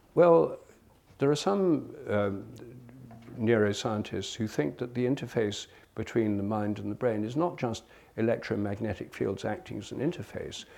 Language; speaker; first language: English; native; English